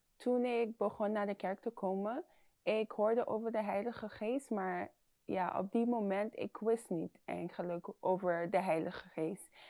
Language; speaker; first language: Dutch; non-native, fluent; English